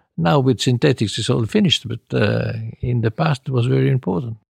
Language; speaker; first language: English; non-native, fluent; Italian